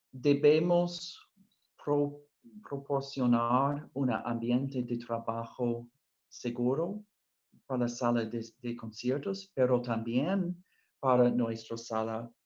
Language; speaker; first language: Spanish; non-native, fluent; English